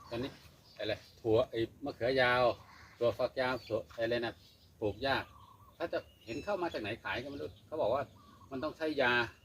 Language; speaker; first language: Thai; native; Thai